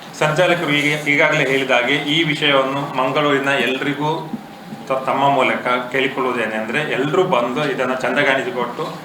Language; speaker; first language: Kannada; native; Kannada